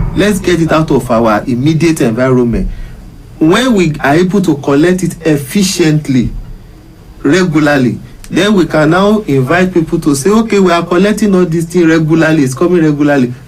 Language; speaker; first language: English; non-native, local second language; Yoruba